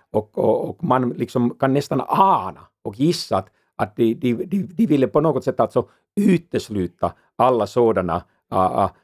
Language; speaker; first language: Swedish; non-native, fluent; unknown